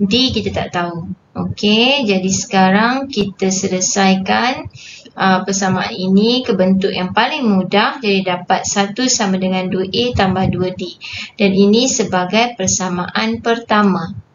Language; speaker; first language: Malay; native; Malay